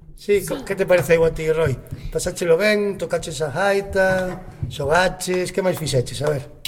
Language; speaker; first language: Galician; native; Galician